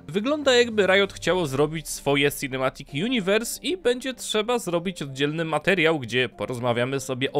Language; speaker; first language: Polish; native; Polish